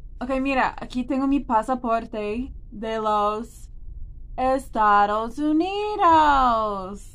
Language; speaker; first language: Spanish; non-native, fluent; English